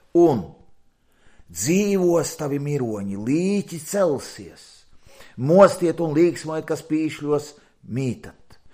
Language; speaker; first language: Latvian; native; Latvian